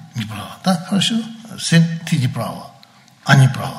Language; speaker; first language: Russian; non-native, learner; Tibetan